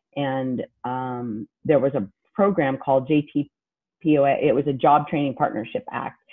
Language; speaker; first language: English; native; English